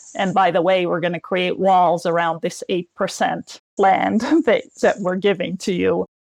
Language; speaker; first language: English; non-native, fluent; Arabic